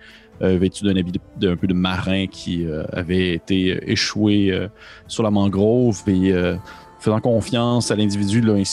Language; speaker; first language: French; native; French